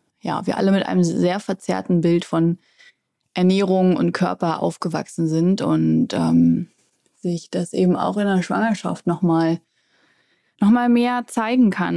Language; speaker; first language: German; native; German